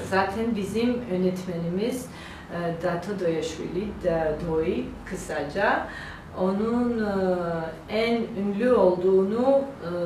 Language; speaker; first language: Turkish; non-native, learner; Georgian